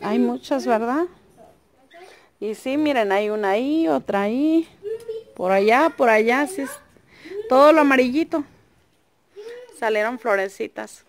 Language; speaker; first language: Spanish; native; Spanish